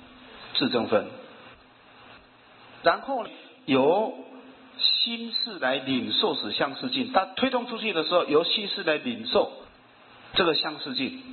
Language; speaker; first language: Chinese; native; Chinese